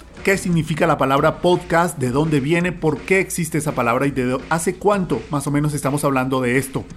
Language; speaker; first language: Spanish; native; Spanish